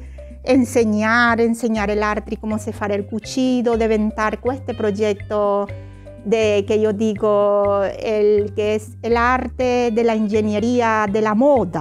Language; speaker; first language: Italian; non-native, learner; Spanish